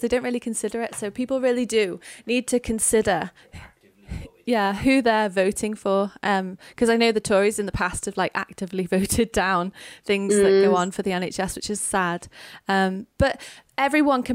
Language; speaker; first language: English; native; English